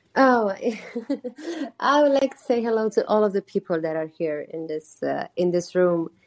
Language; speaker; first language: English; non-native, fluent; Romanian